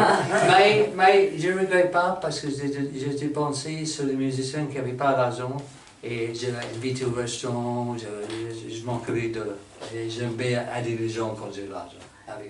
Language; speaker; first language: French; non-native, fluent; English